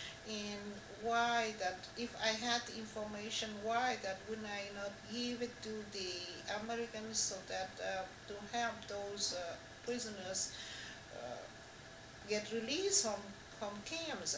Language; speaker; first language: English; non-native, fluent; Vietnamese